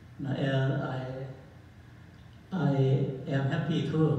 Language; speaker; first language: English; non-native, learner; Thai